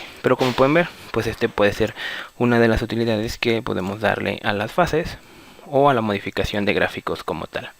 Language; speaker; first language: Spanish; native; Spanish